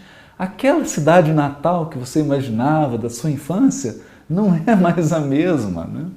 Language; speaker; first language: Portuguese; native; Portuguese